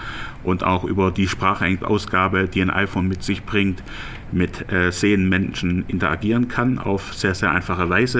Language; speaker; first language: German; native; German